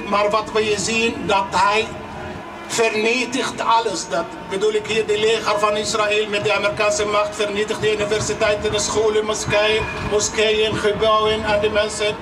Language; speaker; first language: Dutch; non-native, learner; Arabic